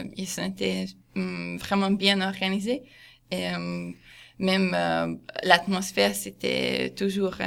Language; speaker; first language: French; non-native, fluent; Hungarian